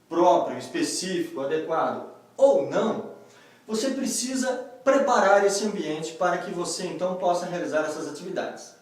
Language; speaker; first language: Portuguese; native; Portuguese